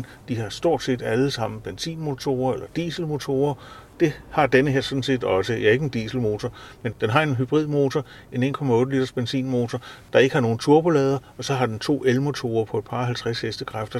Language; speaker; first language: Danish; native; Danish